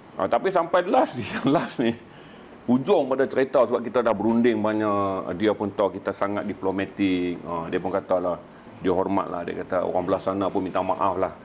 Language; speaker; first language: Malay; native; Malay